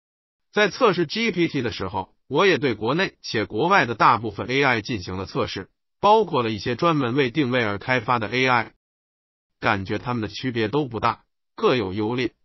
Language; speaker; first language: Chinese; native; Chinese